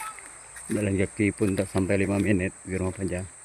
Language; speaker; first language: Indonesian; non-native, local second language; Iban